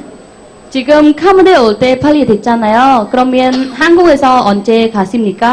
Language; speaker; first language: Korean; non-native, learner; Khmer